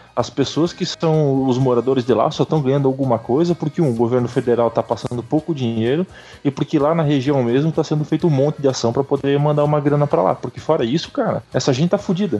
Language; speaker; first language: Portuguese; native; Portuguese